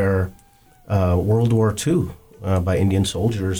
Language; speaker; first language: English; non-native, local second language; Kannada